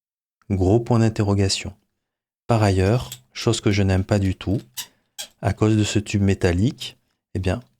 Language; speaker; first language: French; native; French